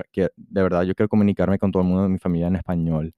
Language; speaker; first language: Spanish; early bilingual, heritage; Spanish